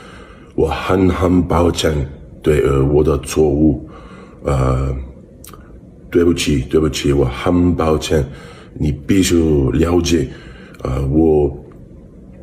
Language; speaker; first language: Chinese; non-native, learner; English